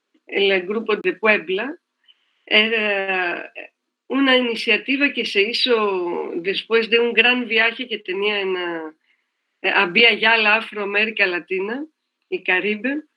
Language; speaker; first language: Spanish; non-native, fluent; Greek